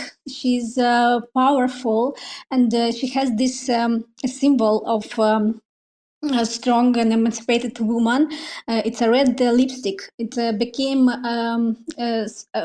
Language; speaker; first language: English; non-native, fluent; Romanian